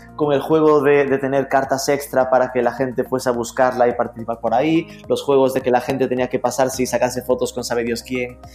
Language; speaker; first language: Spanish; native; Spanish